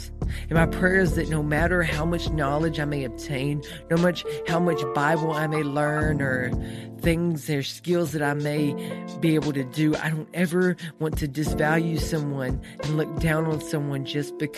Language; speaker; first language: English; native; English